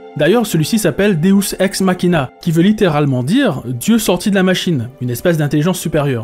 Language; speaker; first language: French; native; French